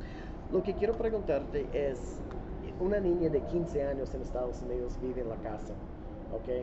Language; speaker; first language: Spanish; non-native, learner; English